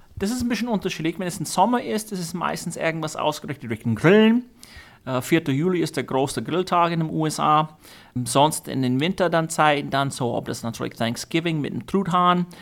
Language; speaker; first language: German; non-native, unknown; English